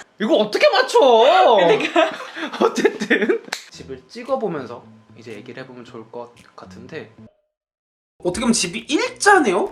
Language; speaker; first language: Korean; native; Korean